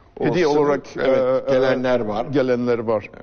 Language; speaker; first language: Turkish; non-native, fluent; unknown